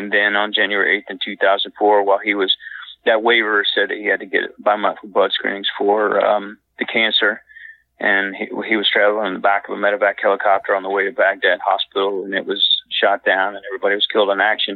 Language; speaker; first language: English; native; English